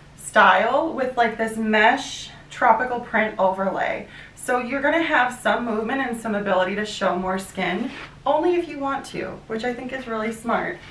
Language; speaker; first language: English; native; English